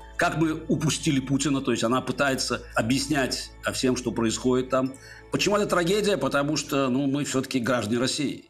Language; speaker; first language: Russian; native; Russian